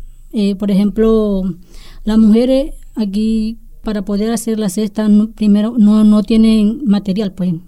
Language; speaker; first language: Spanish; non-native, local second language; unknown